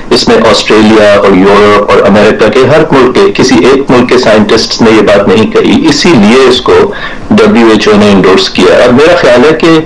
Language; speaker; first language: Urdu; native; Urdu